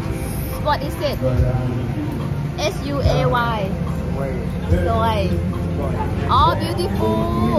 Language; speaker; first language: English; non-native, learner; Thai